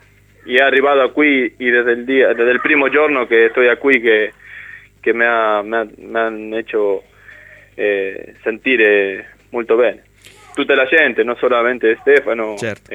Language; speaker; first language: Italian; non-native, learner; Spanish